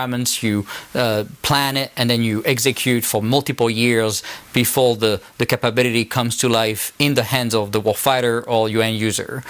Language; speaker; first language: English; non-native, fluent; French